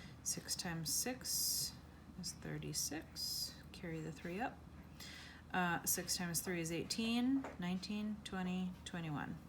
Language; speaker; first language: English; native; English